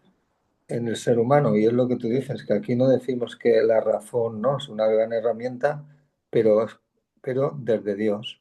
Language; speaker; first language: Spanish; native; Spanish